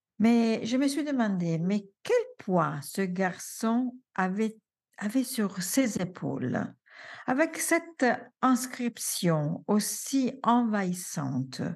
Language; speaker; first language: French; non-native, fluent; Italian